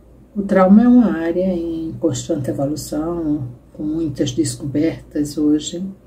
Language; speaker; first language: Portuguese; native; Portuguese